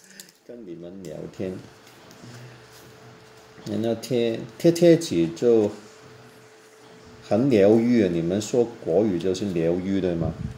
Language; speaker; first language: Chinese; non-native, local second language; Cantonese